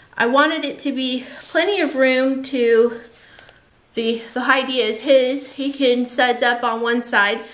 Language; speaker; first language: English; native; English